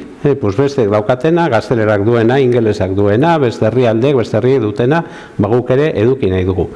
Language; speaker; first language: Basque; native; Basque